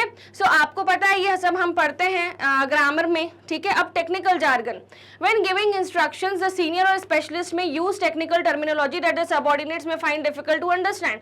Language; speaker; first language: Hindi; native; Hindi